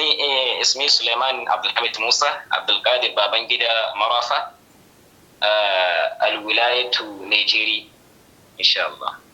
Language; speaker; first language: Arabic; non-native, learner; Hausa